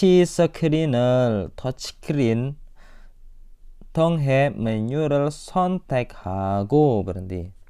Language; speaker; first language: Korean; non-native, fluent; Indonesian